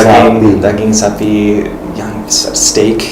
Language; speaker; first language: Indonesian; non-native, learner; English